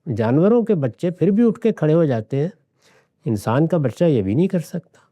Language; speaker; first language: Urdu; non-native, local second language; Punjabi